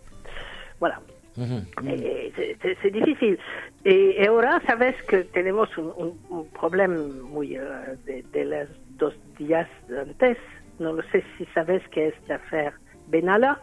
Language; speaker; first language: Spanish; non-native, learner; French